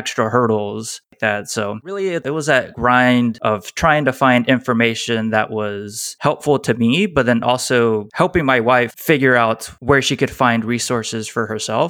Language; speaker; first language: English; native; English